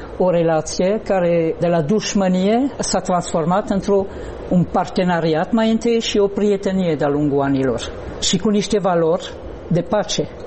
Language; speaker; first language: Romanian; non-native, fluent; French